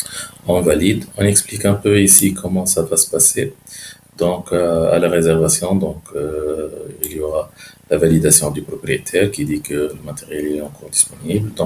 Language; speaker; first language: French; non-native, local second language; Arabic